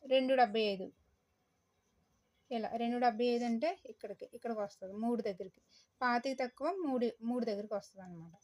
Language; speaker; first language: Telugu; native; Telugu